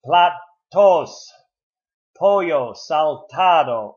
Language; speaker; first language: Spanish; non-native, learner; English